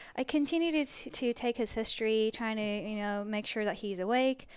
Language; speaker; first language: English; early bilingual, other home language; Japanese